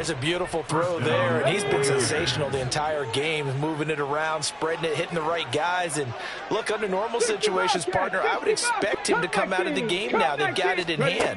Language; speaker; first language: English; native; English